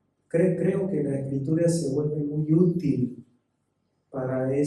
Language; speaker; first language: Spanish; native; Spanish